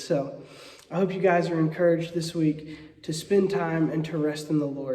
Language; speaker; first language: English; native; English